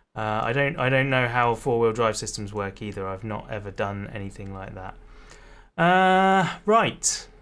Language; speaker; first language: English; native; English